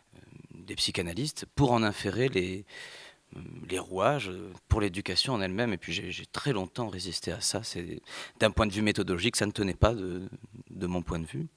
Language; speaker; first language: French; native; French